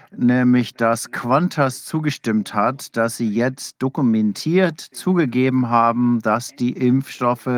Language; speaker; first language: German; non-native, fluent; English